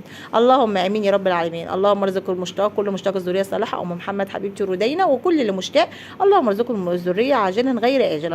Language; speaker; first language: Arabic; native; Arabic